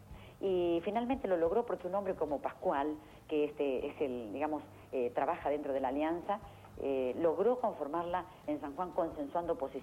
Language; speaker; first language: Spanish; native; Spanish